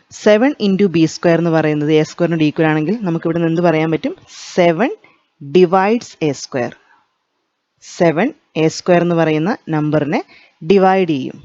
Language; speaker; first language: Malayalam; native; Malayalam